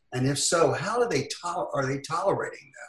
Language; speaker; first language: English; native; English